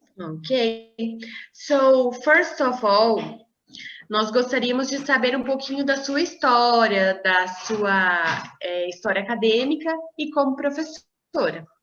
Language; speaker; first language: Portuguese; native; Portuguese